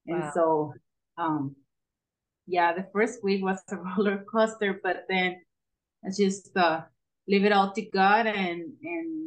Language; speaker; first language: English; non-native, fluent; Spanish